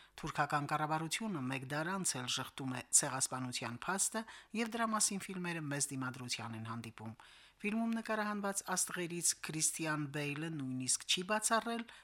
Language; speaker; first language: Armenian; native; Armenian